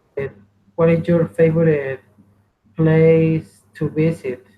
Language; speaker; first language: English; non-native, learner; Spanish